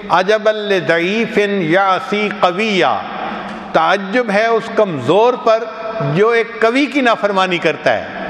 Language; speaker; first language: Urdu; non-native, local second language; Punjabi